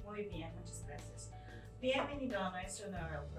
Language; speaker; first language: Spanish; non-native, fluent; Turkish